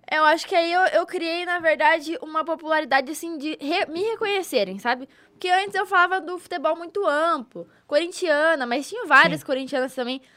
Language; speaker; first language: Portuguese; native; Portuguese